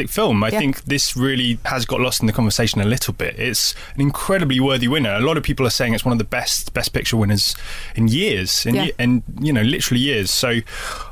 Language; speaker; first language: English; native; English